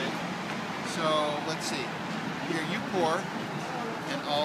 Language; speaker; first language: English; native; English